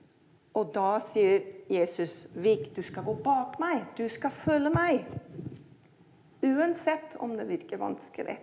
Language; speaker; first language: Norwegian; non-native, fluent; English